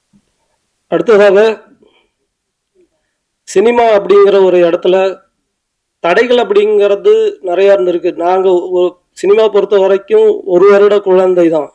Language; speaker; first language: Tamil; native; Tamil